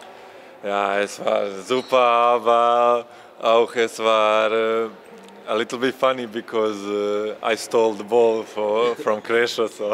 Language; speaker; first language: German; non-native, learner; Croatian